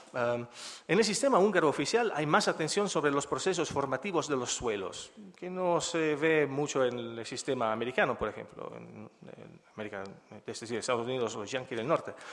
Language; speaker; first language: Spanish; non-native, fluent; Italian